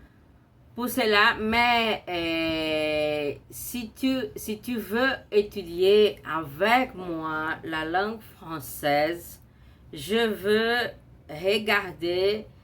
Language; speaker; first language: French; non-native, learner; Portuguese